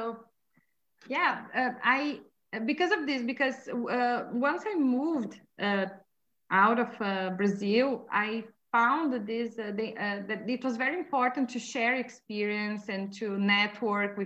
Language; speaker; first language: English; non-native, fluent; Portuguese